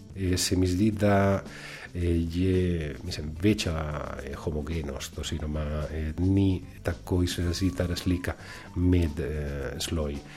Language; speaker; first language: Slovenian; non-native, fluent; Spanish